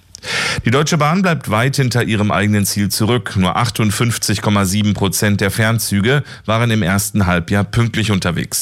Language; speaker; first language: German; native; German